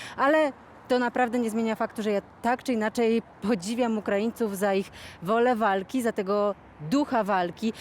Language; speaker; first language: Polish; native; Polish